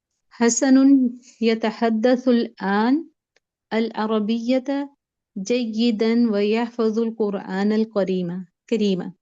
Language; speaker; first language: Arabic; non-native, learner; Urdu